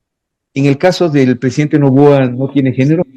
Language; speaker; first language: Spanish; native; Spanish